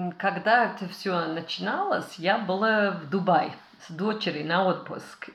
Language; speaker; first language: Russian; non-native, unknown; English